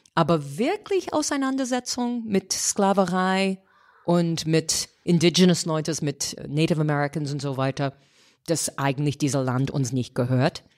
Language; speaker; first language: German; non-native, fluent; English